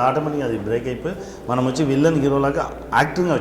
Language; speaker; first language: Telugu; non-native, local second language; Tamil